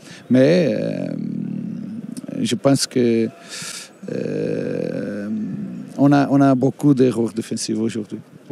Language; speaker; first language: French; non-native, learner; Portuguese